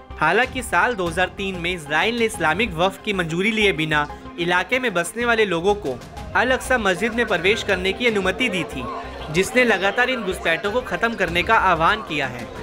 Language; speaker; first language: Hindi; native; Hindi